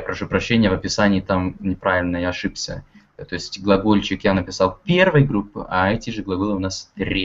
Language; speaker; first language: Russian; native; Russian